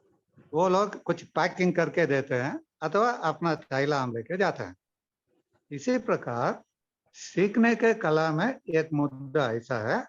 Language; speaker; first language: Hindi; non-native, local second language; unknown